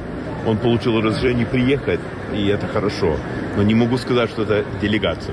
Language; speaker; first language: Russian; non-native, learner; English